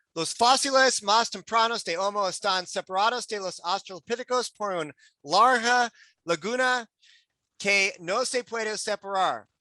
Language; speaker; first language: Spanish; non-native, learner; English